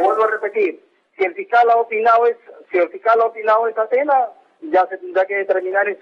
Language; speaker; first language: Spanish; native; Spanish